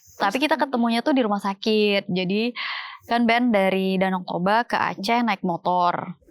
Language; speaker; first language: Indonesian; native; Indonesian